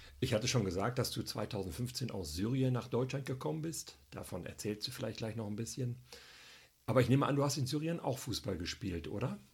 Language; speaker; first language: German; native; German